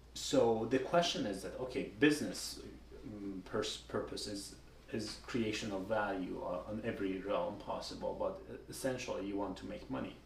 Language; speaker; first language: English; non-native, fluent; Persian